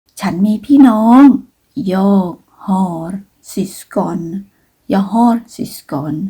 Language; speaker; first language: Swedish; non-native, fluent; Thai